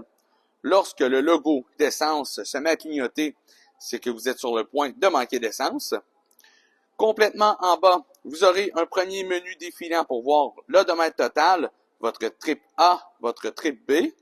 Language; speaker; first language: French; native; French